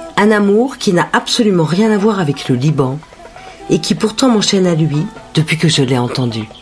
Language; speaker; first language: French; native; French